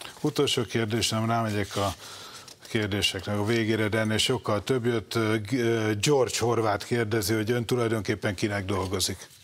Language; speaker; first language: Hungarian; native; Hungarian